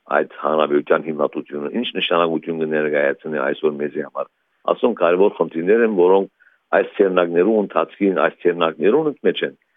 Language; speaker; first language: Armenian; early bilingual, heritage; Armenian